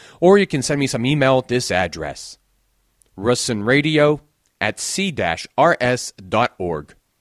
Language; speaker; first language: English; native; English